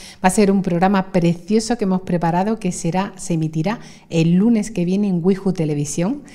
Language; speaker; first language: Spanish; native; Spanish